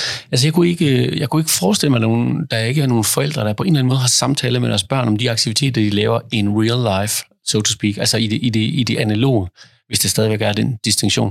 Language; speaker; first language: Danish; native; Danish